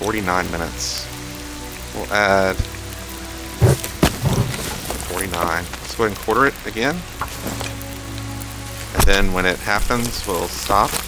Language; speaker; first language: English; native; English